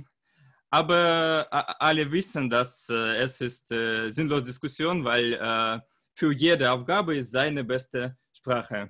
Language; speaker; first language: German; non-native, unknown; Russian